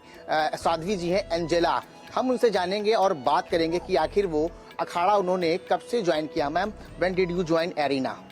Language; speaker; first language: Hindi; native; Hindi